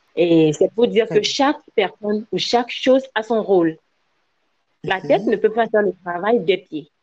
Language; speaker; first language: French; non-native, local second language; Ewe